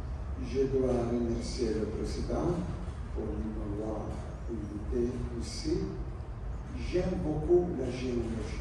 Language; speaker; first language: French; non-native, learner; Italian